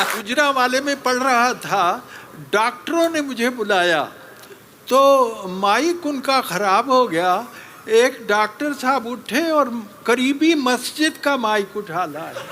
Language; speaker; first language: Urdu; non-native, local second language; Punjabi